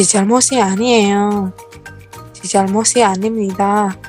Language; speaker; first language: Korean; non-native, learner; Indonesian